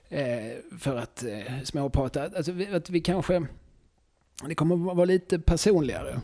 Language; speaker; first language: Swedish; native; Swedish